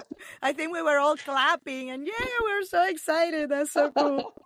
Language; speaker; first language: English; non-native, fluent; Spanish